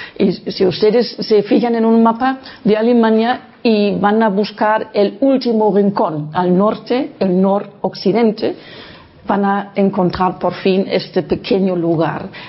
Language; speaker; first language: Spanish; non-native, fluent; Low German